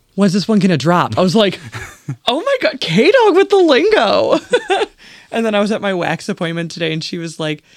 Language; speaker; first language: English; native; English